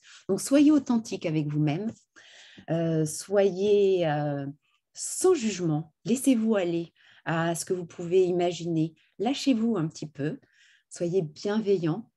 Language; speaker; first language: French; native; French